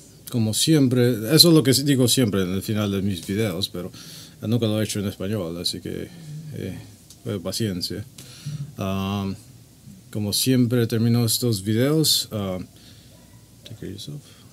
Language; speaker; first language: Spanish; non-native, learner; English